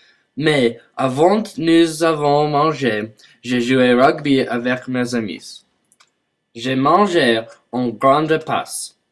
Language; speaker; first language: French; non-native, learner; English